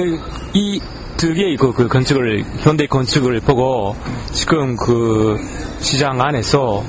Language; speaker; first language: Korean; non-native, learner; Japanese